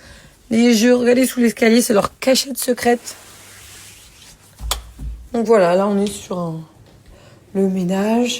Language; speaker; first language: French; native; French